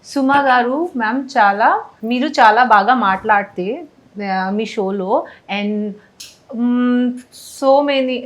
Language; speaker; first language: Telugu; non-native, learner; Hindi